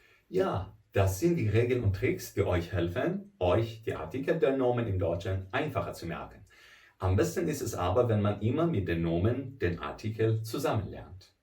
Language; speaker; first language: German; non-native, fluent; Persian